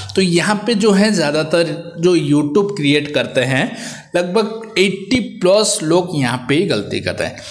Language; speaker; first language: Hindi; native; Hindi